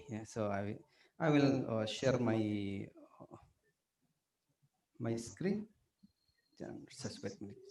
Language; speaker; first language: English; non-native, learner; Indonesian